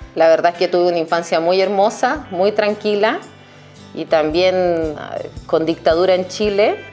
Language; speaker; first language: Spanish; native; Spanish